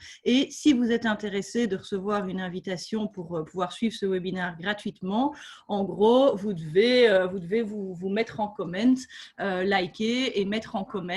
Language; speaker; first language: French; native; French